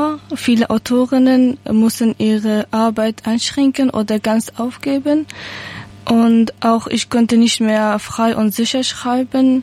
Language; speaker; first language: German; non-native, learner; Persian